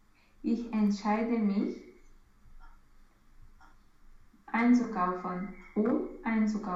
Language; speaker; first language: German; non-native, learner; Romanian